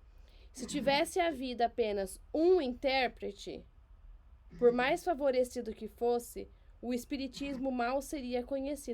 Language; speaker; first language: Portuguese; native; Portuguese